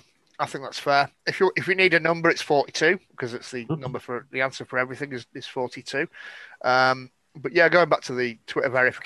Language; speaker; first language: English; native; English